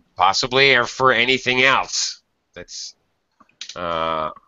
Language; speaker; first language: English; native; English